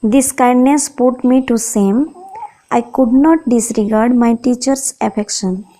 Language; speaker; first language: English; non-native, local second language; Odia